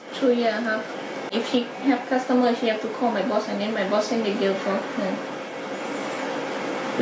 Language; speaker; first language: English; non-native, learner; Thai